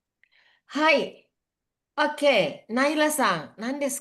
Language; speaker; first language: Japanese; non-native, fluent; Indonesian